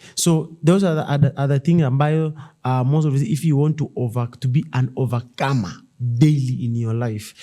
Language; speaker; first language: English; non-native, local second language; Swahili